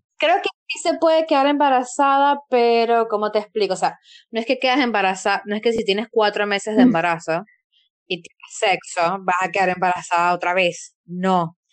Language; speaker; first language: Spanish; native; Spanish